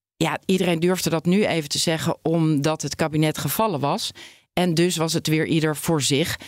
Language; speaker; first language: Dutch; native; Dutch